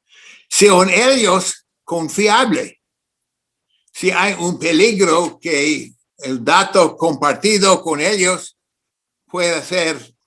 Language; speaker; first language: Spanish; non-native, fluent; English